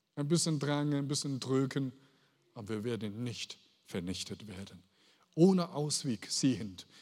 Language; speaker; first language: German; non-native, fluent; Chinese